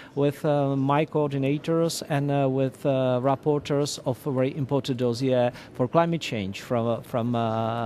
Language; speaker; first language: English; non-native, fluent; Czech